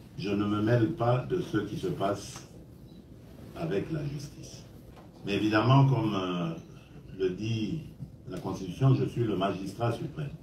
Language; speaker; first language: French; non-native, local second language; Luba-Lulua